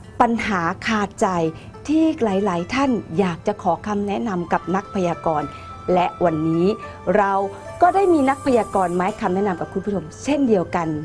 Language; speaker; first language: Thai; native; Thai